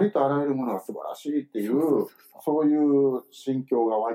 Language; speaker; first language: Japanese; native; Japanese